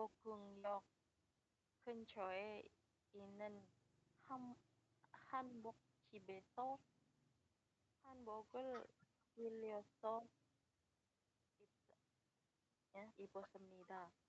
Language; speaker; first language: Korean; non-native, learner; Indonesian